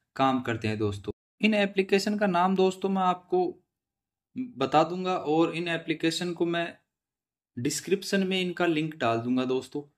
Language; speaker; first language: Hindi; native; Hindi